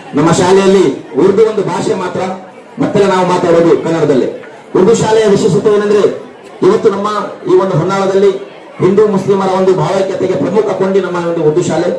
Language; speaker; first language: Kannada; non-native, local second language; Urdu